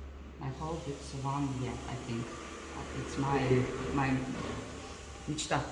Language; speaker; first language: English; non-native, learner; Russian